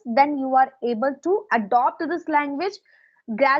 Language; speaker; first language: English; non-native, local second language; Hindi